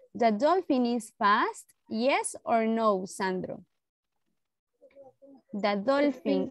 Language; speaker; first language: English; non-native, learner; Spanish